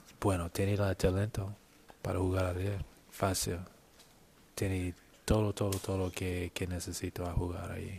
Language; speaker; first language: Spanish; non-native, learner; English